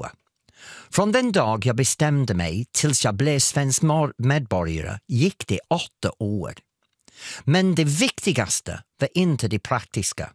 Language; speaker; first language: Swedish; non-native, fluent; English